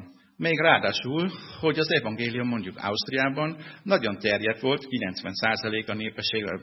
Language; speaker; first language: Hungarian; non-native, fluent; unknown